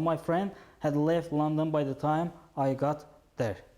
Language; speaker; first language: English; non-native, fluent; Azerbaijani